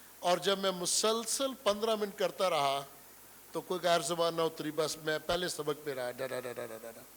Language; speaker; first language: Urdu; non-native, local second language; Punjabi